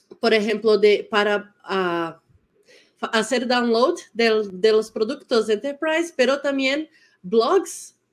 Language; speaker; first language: Spanish; non-native, learner; Portuguese